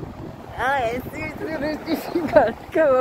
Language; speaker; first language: German; non-native, learner; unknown